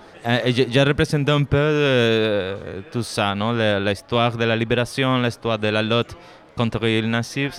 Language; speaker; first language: French; non-native, fluent; Spanish